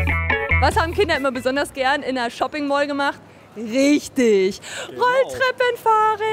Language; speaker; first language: German; native; German